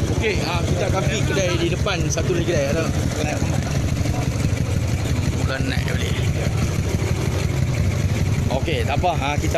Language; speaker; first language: Malay; native; Malay